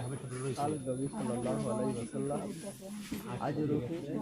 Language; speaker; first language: Arabic; non-native, fluent; Rohingya